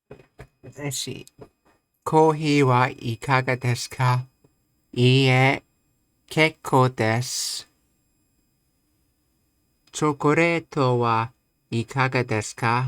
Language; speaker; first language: Japanese; non-native, learner; English